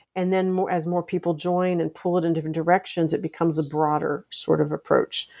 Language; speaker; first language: English; native; English